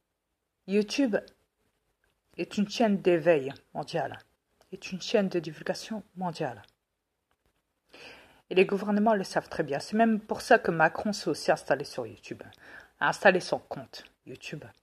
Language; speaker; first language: French; native; French